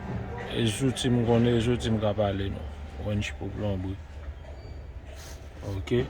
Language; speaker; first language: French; non-native, learner; Haitian Creole